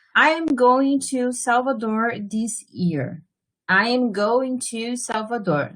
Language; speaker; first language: English; non-native, fluent; Portuguese